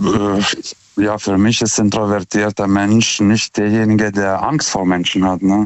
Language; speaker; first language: German; native; German